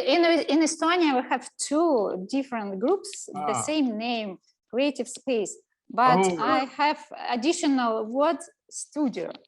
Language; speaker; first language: English; non-native, learner; Russian